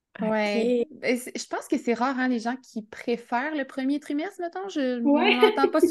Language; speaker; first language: French; native; French